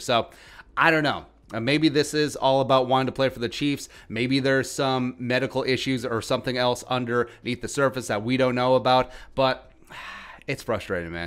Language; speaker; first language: English; native; English